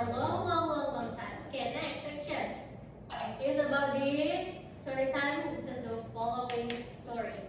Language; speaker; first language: English; non-native, learner; Indonesian